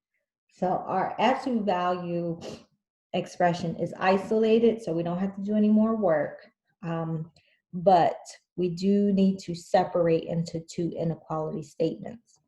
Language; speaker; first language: English; native; English